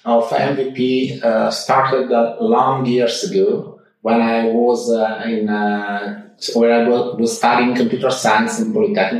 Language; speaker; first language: English; non-native, fluent; Italian